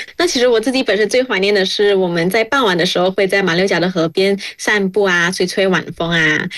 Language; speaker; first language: Chinese; native; Chinese